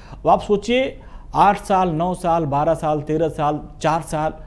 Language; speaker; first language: Hindi; native; Hindi